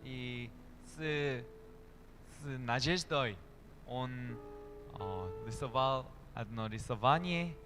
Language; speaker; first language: Russian; non-native, learner; Korean